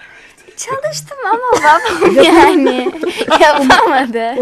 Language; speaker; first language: Turkish; early bilingual, other home language; English